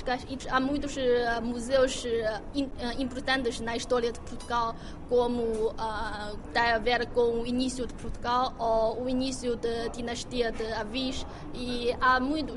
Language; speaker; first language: Portuguese; non-native, fluent; Chinese